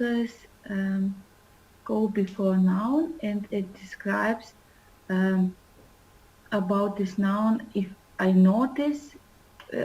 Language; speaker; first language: English; non-native, learner; Russian